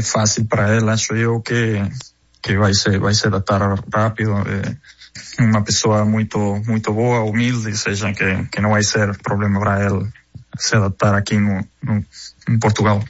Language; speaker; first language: Portuguese; non-native, fluent; Spanish